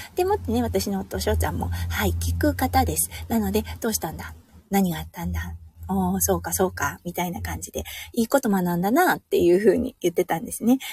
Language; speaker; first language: Japanese; native; Japanese